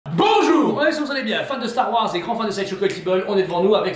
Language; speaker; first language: French; native; French